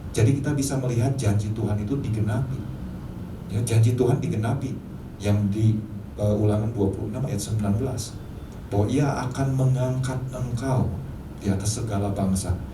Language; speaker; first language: Indonesian; native; Indonesian